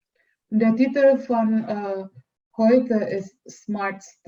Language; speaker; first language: German; non-native, learner; Indonesian